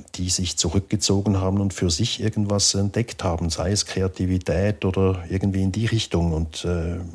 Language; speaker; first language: German; native; German